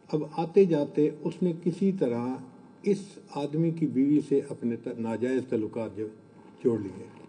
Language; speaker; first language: Urdu; non-native, local second language; Punjabi